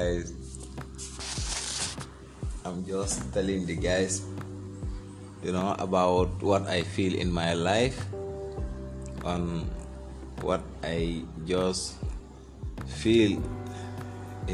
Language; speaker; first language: English; non-native, fluent; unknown